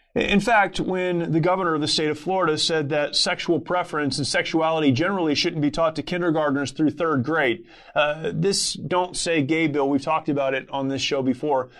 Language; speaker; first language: English; native; English